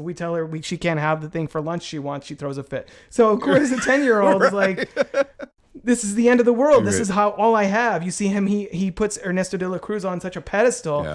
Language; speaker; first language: English; native; English